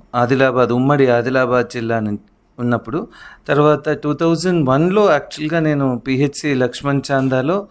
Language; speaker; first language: Telugu; native; Telugu